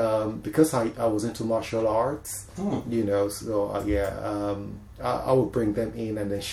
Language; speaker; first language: English; non-native, local second language; Yoruba